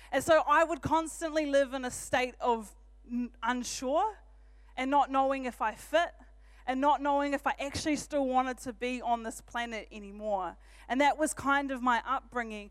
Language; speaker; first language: English; native; English